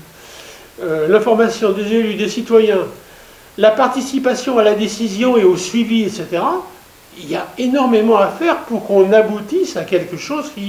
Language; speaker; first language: French; native; French